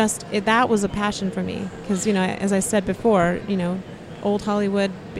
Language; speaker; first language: English; native; English